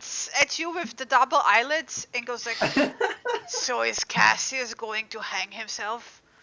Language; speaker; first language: English; native; English